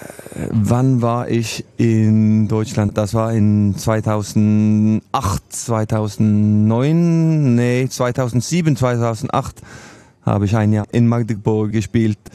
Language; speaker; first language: German; non-native, learner; Norwegian